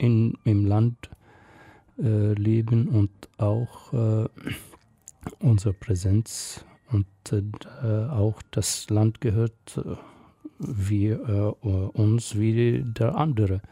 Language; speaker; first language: German; non-native, fluent; Arabic